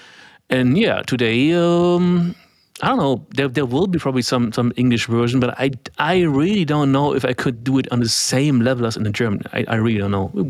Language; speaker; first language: English; non-native, fluent; German